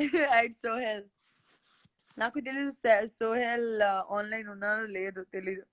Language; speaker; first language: Telugu; non-native, learner; Gujarati